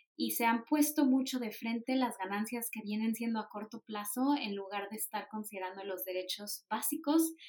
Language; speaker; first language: Spanish; native; Spanish